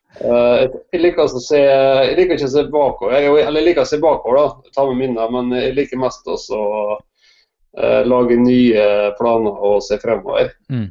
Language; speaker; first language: Norwegian; native; Norwegian